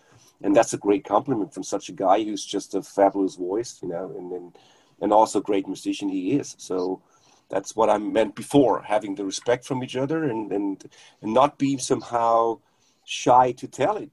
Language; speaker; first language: English; non-native, fluent; German